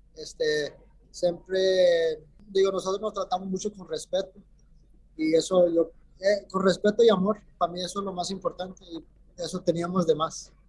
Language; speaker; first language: Spanish; early bilingual, heritage; Spanish